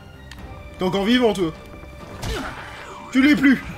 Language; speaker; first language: French; native; French